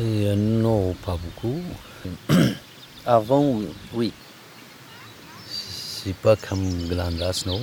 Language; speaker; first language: French; non-native, learner; Kurdish